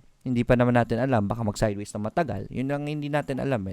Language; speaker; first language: Filipino; native; Filipino